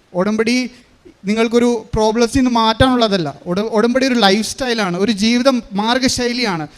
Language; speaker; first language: Malayalam; native; Malayalam